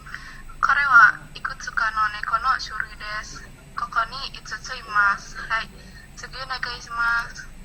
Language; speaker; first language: Japanese; non-native, learner; Indonesian